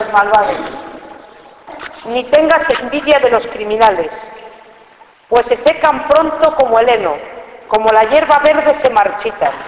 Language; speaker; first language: Spanish; native; Spanish